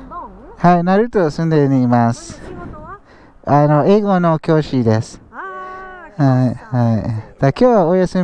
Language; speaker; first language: Japanese; non-native, learner; English